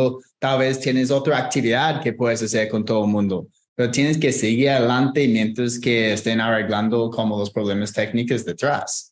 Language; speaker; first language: Spanish; non-native, fluent; English